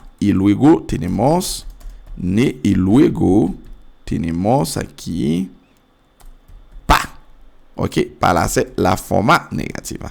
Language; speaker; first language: Spanish; non-native, fluent; French